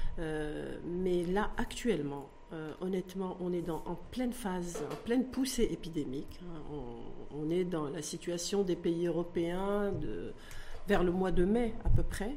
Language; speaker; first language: French; non-native, local second language; Arabic